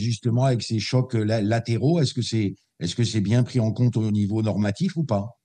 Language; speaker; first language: French; native; French